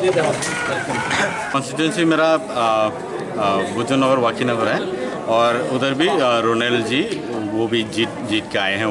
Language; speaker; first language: Hindi; non-native, local second language; Kok Borok